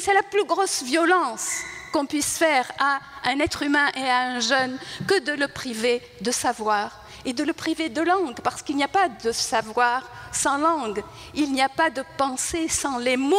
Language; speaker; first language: French; non-native, local second language; Arabic